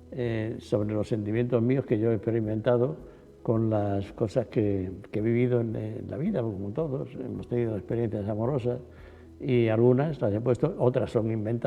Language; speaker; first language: Spanish; native; Spanish